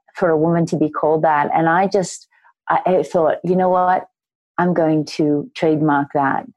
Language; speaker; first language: English; native; English